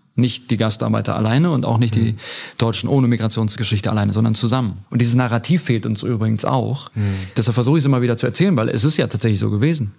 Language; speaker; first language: German; early bilingual, other home language; Turkish